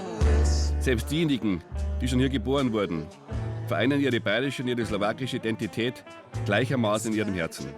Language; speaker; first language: German; native; German